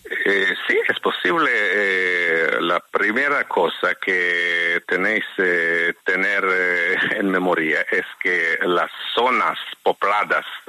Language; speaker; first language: Spanish; non-native, fluent; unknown